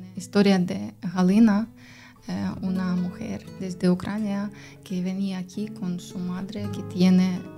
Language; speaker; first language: Spanish; non-native, learner; Ukrainian